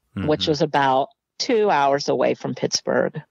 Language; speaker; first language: English; native; English